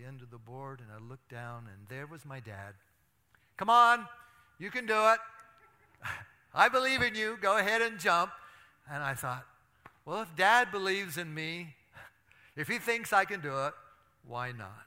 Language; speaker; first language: English; native; English